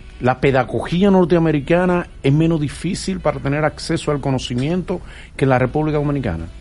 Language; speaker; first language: Spanish; native; Spanish